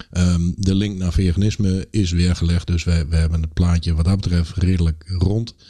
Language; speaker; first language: Dutch; native; Dutch